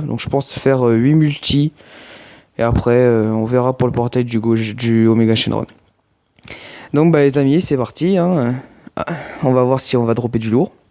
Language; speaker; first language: French; native; French